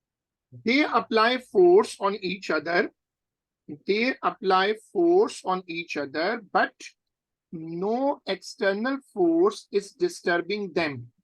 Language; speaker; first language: English; non-native, local second language; Urdu